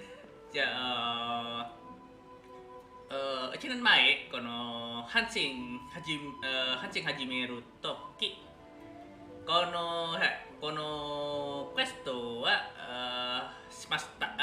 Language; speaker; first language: Japanese; non-native, learner; Indonesian